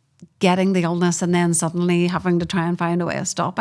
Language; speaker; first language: English; native; English